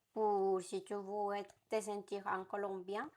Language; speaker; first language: French; non-native, learner; Spanish